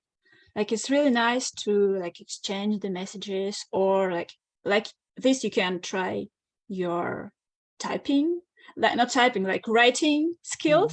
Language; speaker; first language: English; non-native, fluent; Russian